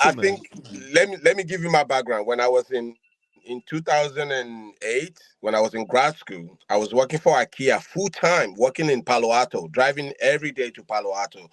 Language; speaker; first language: English; non-native, local second language; Yoruba